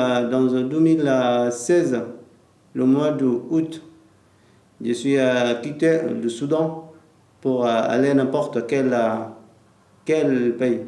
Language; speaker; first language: French; non-native, learner; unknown